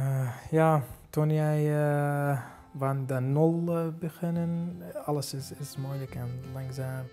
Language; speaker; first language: Dutch; non-native, learner; Arabic